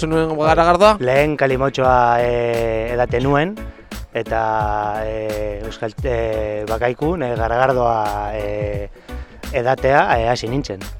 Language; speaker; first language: Basque; non-native, learner; Spanish